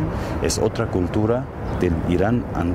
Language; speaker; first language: Spanish; non-native, learner; Armenian